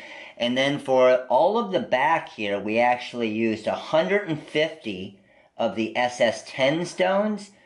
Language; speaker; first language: English; native; English